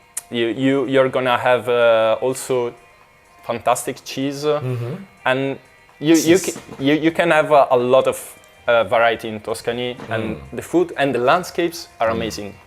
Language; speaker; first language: English; non-native, fluent; Italian